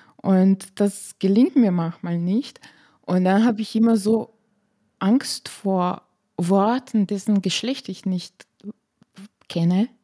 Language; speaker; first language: German; non-native, fluent; Slovenian